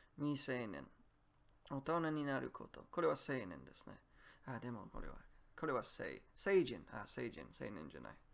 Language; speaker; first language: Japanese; non-native, learner; Polish